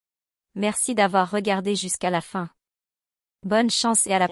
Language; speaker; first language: French; native; French